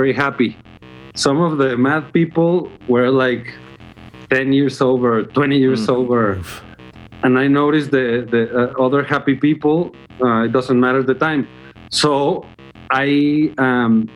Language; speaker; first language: English; non-native, fluent; Spanish